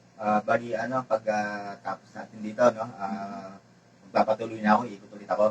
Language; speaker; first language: Filipino; native; Filipino